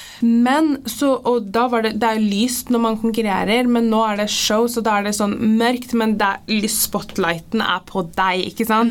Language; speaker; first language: Norwegian; early bilingual, heritage; Norwegian